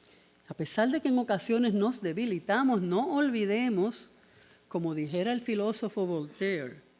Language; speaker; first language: Spanish; native; Spanish